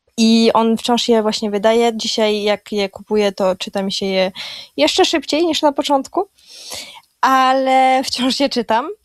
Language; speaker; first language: Polish; early bilingual, heritage; Polish